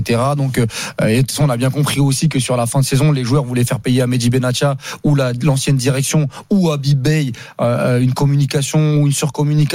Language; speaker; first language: French; native; French